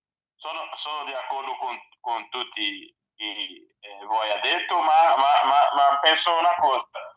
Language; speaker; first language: Italian; non-native, learner; Portuguese